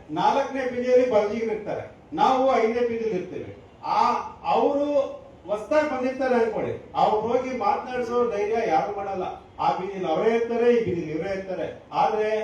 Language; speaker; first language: Kannada; non-native, local second language; Telugu